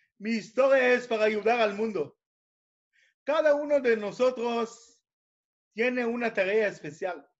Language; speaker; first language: Spanish; non-native, fluent; Hebrew